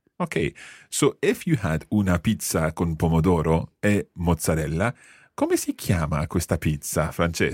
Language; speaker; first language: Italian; non-native, fluent; English